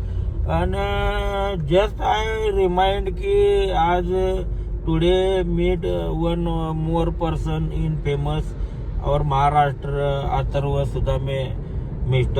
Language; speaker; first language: English; non-native, learner; Marathi